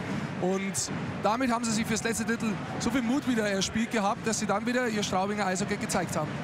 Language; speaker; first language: German; native; German